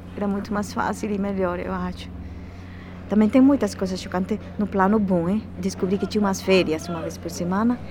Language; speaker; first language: Portuguese; non-native, fluent; Spanish